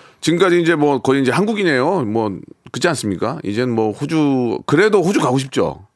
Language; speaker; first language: Korean; native; Korean